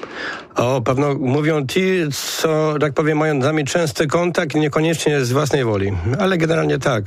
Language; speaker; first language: Polish; native; Polish